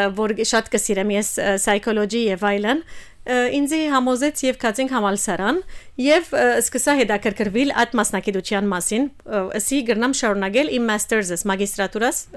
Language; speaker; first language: Armenian; early bilingual, heritage; Armenian